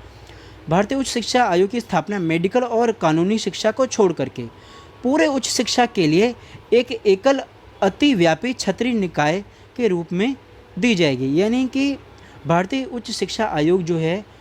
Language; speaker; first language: Hindi; native; Hindi